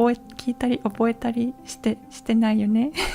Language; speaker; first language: Japanese; non-native, learner; English